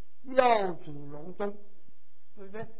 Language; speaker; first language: Chinese; native; Chinese